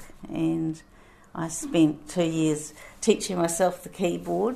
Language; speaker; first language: English; native; English